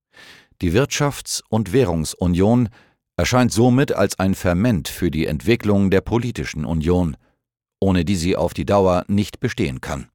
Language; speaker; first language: German; native; German